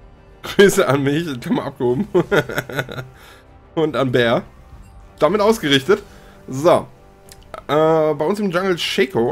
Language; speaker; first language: German; native; German